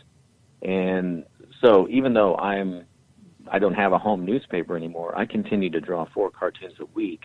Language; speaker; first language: English; native; English